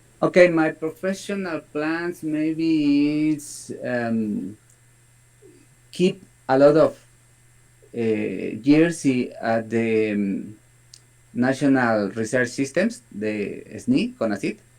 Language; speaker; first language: English; non-native, learner; Spanish